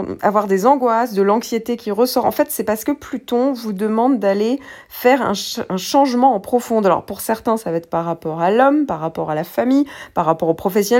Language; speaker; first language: French; native; French